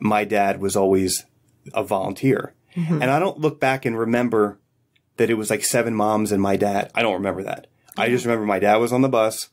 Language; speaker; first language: English; native; English